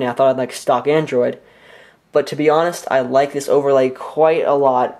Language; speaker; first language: English; native; English